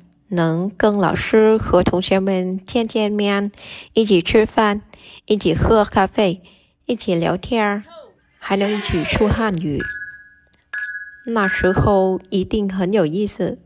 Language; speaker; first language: Chinese; non-native, learner; Vietnamese